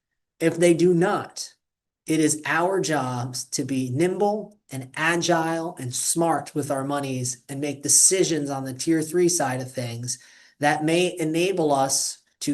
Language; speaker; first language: English; native; English